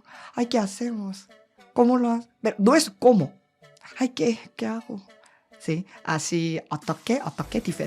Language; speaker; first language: Spanish; non-native, learner; Korean